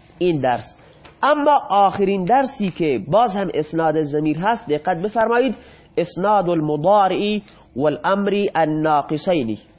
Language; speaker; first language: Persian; non-native, local second language; Baluchi